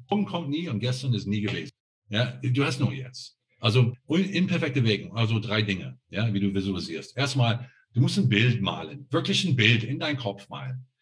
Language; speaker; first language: German; non-native, fluent; English